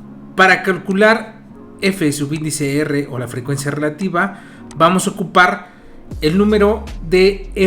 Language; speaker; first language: Spanish; native; Spanish